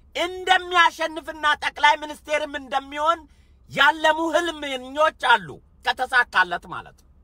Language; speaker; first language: Amharic; native; Amharic